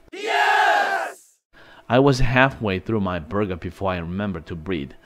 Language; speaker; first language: English; non-native, fluent; Korean